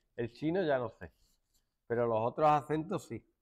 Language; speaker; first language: Spanish; native; Spanish